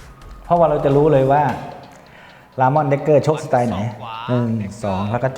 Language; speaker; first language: Thai; native; Thai